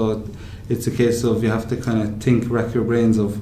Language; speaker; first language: English; native; English